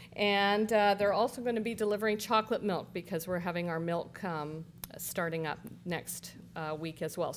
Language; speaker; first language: English; native; English